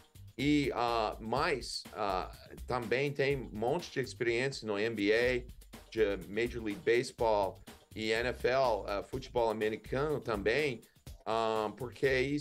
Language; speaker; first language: Portuguese; non-native, learner; English